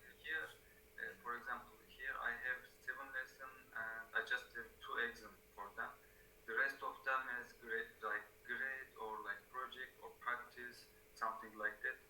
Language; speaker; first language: English; non-native, learner; Turkish